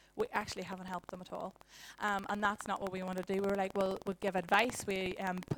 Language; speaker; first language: English; native; English